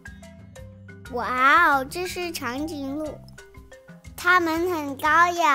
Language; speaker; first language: Chinese; early bilingual, heritage; Chinese